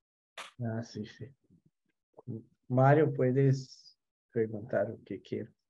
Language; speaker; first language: Spanish; non-native, local second language; Portuguese